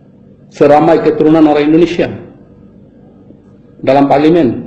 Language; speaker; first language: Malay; non-native, fluent; Bangla